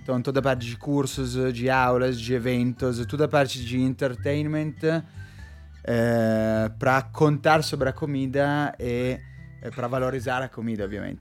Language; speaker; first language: Portuguese; non-native, fluent; Italian